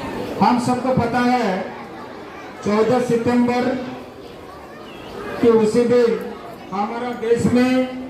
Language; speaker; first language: Hindi; non-native, local second language; Odia